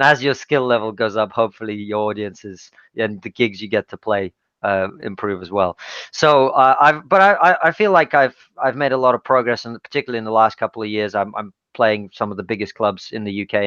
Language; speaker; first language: English; non-native, fluent; Russian